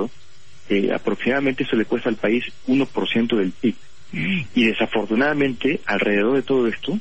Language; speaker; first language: Spanish; native; Spanish